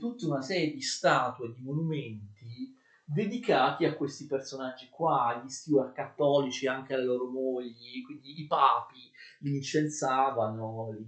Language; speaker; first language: Italian; native; Italian